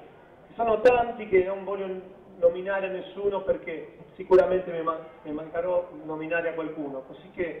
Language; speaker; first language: Italian; non-native, fluent; Spanish